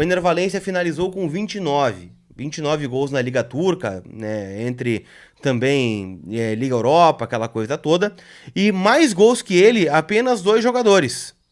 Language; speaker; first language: Portuguese; native; Portuguese